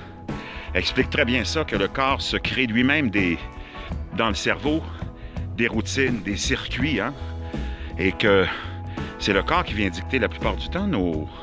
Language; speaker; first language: French; native; French